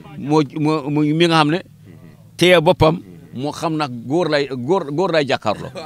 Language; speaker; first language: Wolof; non-native, local second language; Fula